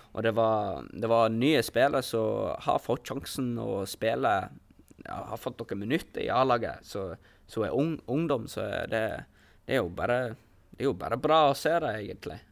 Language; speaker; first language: Norwegian; early bilingual, heritage; Norwegian